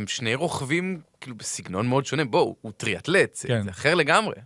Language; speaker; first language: Hebrew; native; Hebrew